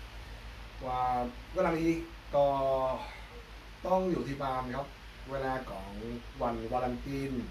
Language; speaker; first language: Thai; non-native, learner; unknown